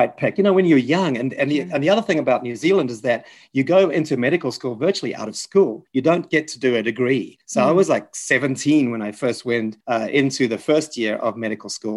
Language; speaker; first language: English; native; English